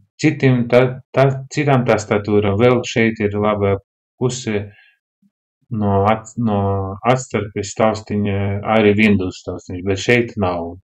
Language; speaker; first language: Latvian; non-native, local second language; Russian